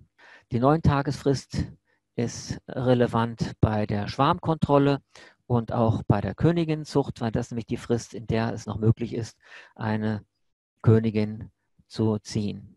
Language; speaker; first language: German; native; German